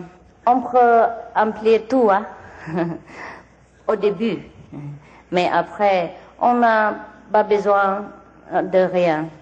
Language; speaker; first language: French; non-native, learner; Vietnamese